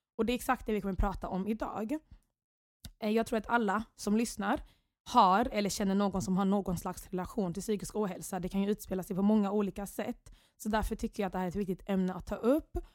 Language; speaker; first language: Swedish; early bilingual, other home language; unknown